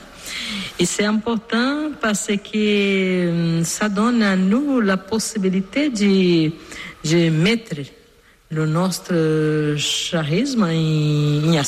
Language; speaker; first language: French; non-native, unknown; Portuguese